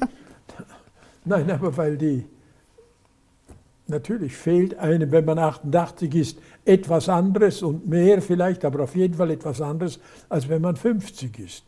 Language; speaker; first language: German; native; German